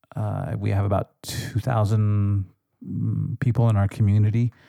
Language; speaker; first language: English; native; English